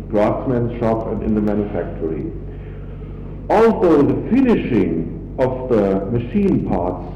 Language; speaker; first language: English; non-native, fluent; German